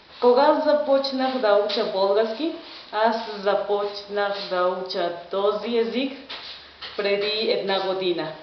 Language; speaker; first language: Bulgarian; non-native, learner; Spanish